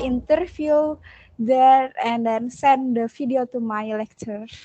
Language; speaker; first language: English; non-native, learner; Indonesian